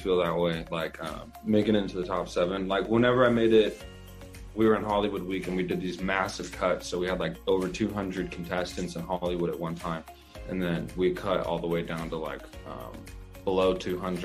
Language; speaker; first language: English; native; English